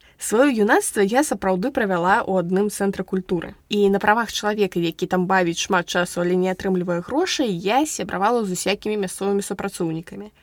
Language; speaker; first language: Belarusian; non-native, local second language; Russian